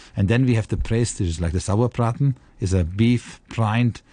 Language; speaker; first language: English; non-native, fluent; German